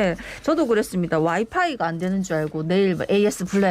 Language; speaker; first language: Korean; native; Korean